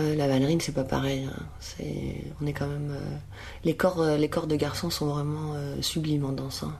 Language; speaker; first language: French; native; French